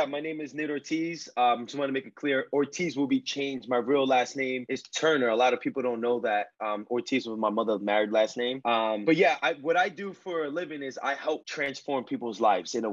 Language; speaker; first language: English; early bilingual, other home language; Spanish